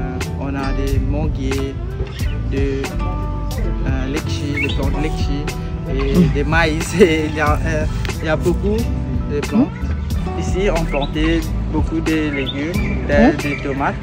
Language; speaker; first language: French; non-native, local second language; Morisyen